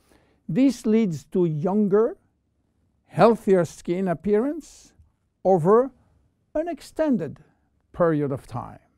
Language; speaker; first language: English; non-native, fluent; French